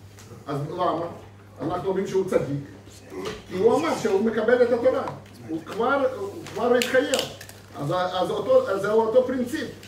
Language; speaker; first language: Hebrew; non-native, fluent; Russian